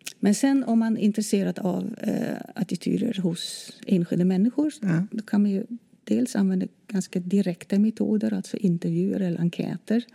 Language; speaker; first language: Swedish; non-native, fluent; Dutch